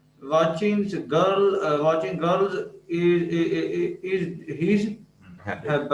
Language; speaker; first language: English; non-native, learner; Urdu